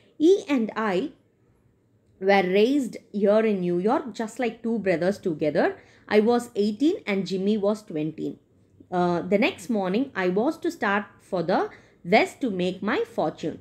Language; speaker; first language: English; non-native, local second language; Tamil